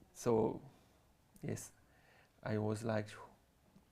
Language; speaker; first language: English; non-native, learner; French